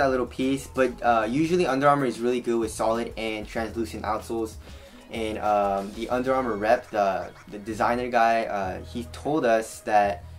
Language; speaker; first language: English; native; English